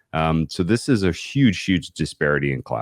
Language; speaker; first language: English; native; English